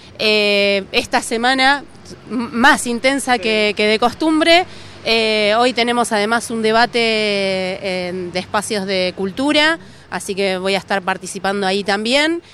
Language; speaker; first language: Spanish; native; Spanish